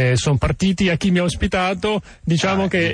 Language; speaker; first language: Italian; native; Italian